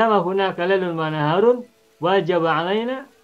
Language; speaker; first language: Arabic; non-native, fluent; Indonesian